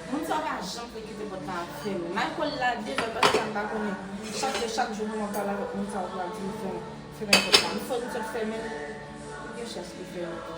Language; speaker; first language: French; non-native, local second language; Haitian Creole